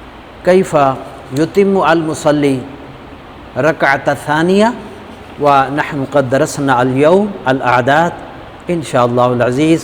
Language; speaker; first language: Arabic; non-native, learner; Urdu